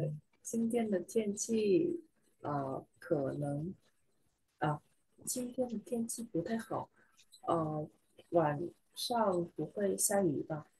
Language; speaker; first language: Chinese; non-native, learner; Vietnamese